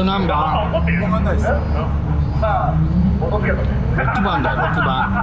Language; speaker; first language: Japanese; native; Japanese